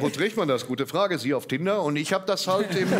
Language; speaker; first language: German; native; German